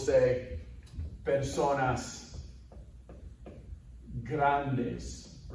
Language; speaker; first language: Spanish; non-native, fluent; English